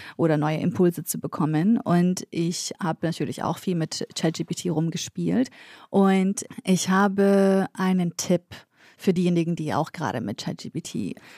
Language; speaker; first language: German; early bilingual, other home language; Kurdish